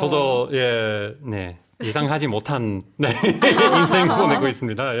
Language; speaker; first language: Korean; non-native, fluent; English